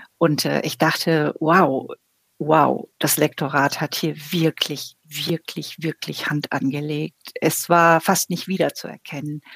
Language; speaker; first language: German; native; German